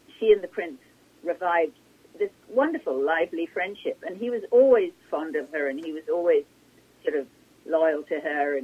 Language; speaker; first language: English; native; English